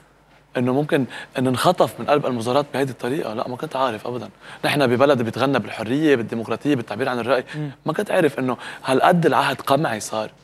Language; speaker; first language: Arabic; native; Arabic